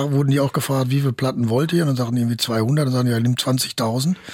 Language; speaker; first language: German; native; German